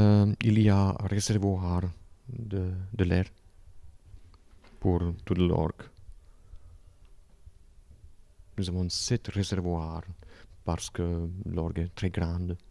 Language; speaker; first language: French; non-native, learner; Slovak